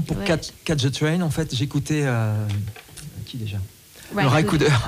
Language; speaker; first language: French; native; French